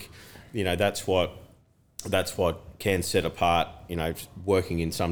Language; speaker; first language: English; native; English